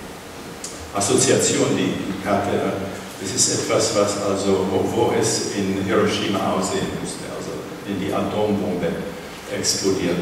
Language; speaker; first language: German; non-native, fluent; Czech